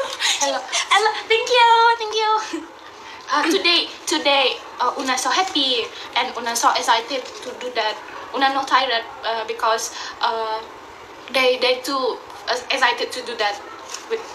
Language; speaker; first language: English; non-native, learner; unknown